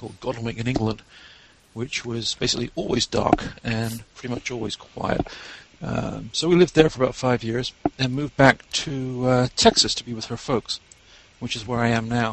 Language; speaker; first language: English; native; English